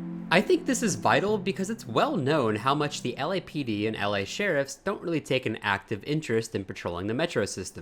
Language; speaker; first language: English; native; English